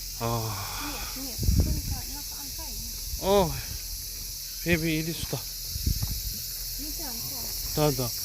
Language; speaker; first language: Korean; native; Korean